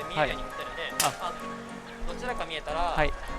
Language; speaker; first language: Japanese; non-native, fluent; Urdu